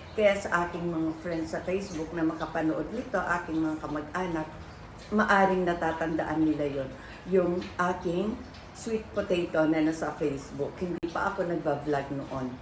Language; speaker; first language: Filipino; non-native, local second language; Iloko